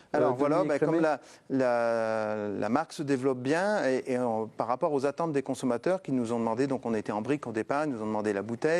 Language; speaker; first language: French; native; French